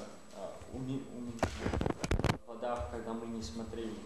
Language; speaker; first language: Russian; non-native, fluent; English